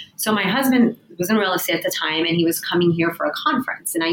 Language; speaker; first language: English; early bilingual, other home language; Spanish